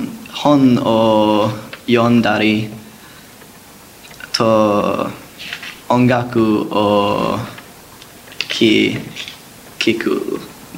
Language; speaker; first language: Japanese; non-native, learner; English